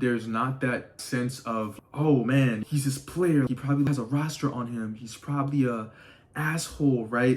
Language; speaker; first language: English; native; English